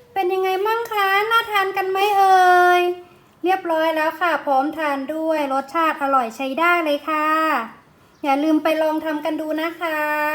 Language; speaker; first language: Thai; native; Thai